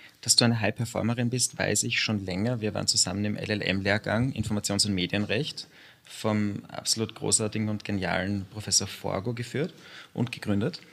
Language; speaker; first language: German; native; German